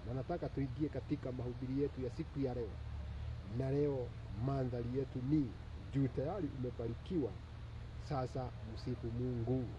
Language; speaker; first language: Swahili; non-native, local second language; Kikuyu